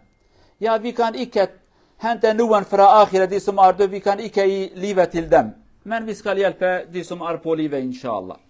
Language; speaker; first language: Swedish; non-native, learner; Kurdish